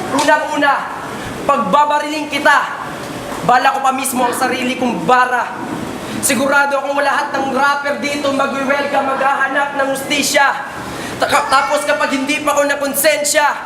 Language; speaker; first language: Filipino; non-native, local second language; Cebuano